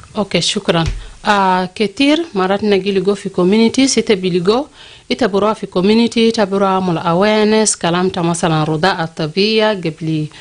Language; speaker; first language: Arabic; non-native, local second language; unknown